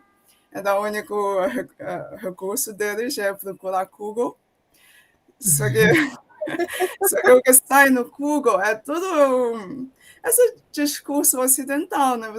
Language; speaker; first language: Portuguese; non-native, fluent; Chinese